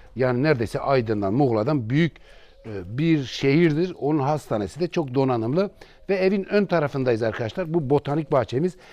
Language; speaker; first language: Turkish; native; Turkish